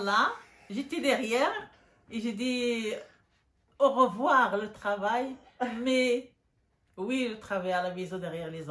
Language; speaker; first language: French; non-native, local second language; Arabic